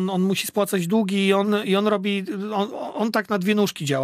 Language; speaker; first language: Polish; native; Polish